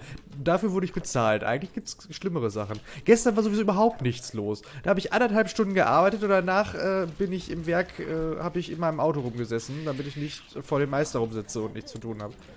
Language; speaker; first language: German; native; German